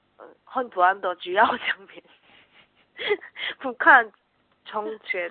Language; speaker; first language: Chinese; non-native, learner; Korean